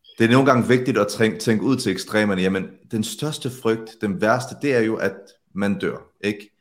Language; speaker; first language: Danish; early bilingual, other home language; Arabic